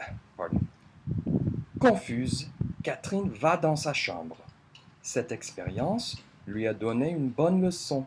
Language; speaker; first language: French; non-native, fluent; English